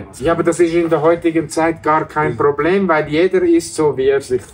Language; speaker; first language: German; native; German